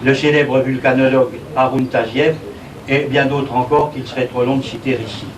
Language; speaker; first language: French; native; French